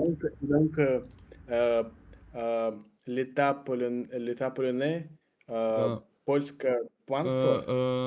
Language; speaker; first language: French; non-native, fluent; Russian